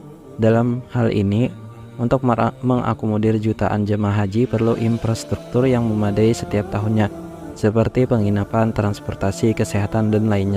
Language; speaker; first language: Indonesian; native; Indonesian